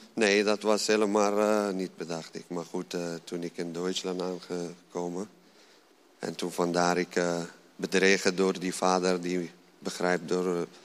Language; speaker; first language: Dutch; non-native, learner; Persian